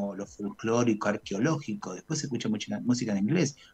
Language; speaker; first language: Spanish; native; Spanish